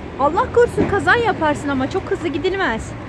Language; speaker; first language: Turkish; native; Turkish